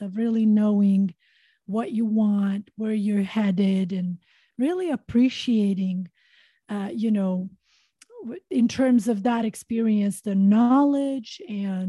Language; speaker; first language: English; non-native, fluent; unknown